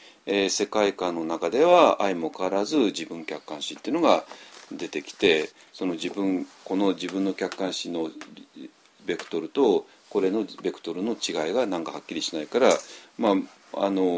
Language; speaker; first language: Japanese; native; Japanese